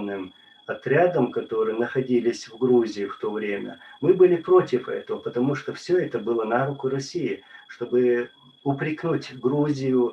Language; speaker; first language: Russian; non-native, local second language; Chechen